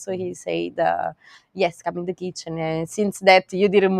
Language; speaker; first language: English; non-native, fluent; Italian